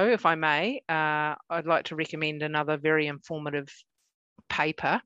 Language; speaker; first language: English; native; English